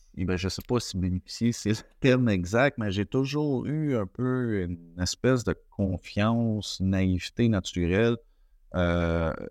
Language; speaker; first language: French; native; French